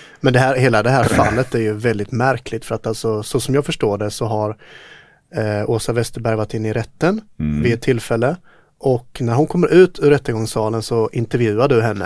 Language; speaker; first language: Swedish; native; Swedish